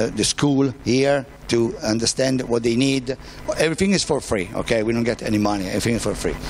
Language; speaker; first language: English; non-native, fluent; Italian